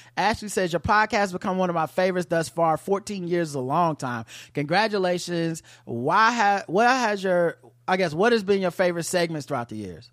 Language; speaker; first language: English; native; English